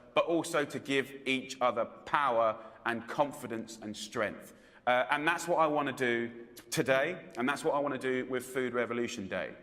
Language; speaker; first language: English; native; English